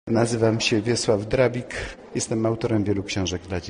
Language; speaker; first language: Polish; native; Polish